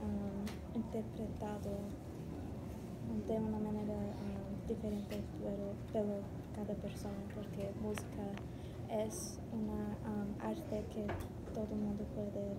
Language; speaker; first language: Spanish; non-native, fluent; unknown